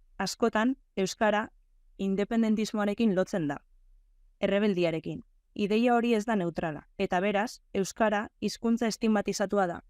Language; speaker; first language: Basque; native; Basque